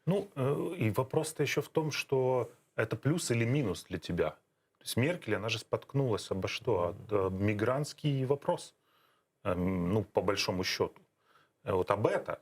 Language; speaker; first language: Russian; native; Russian